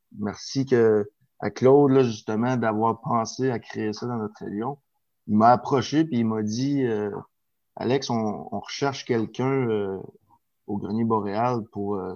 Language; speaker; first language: French; native; French